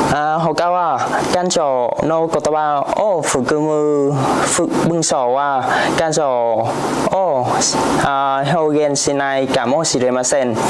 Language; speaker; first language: Japanese; non-native, learner; Vietnamese